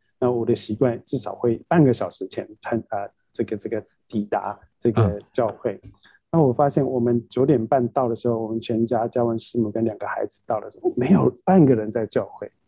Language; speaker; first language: Chinese; native; Chinese